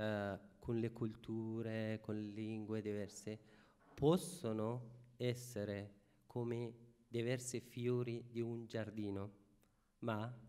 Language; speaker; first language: Italian; non-native, fluent; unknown